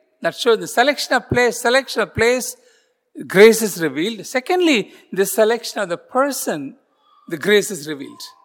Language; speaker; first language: English; non-native, local second language; Tamil